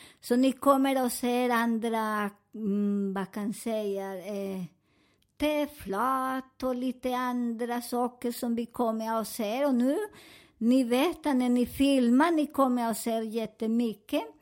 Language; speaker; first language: Swedish; non-native, learner; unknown